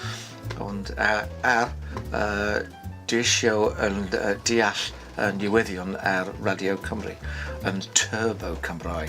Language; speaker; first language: Welsh; non-native, learner; English